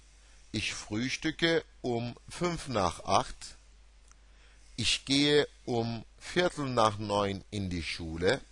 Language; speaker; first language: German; non-native, fluent; Turkish